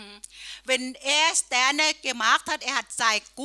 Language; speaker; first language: German; non-native, learner; Thai